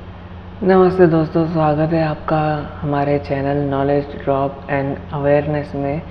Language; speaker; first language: Hindi; native; Hindi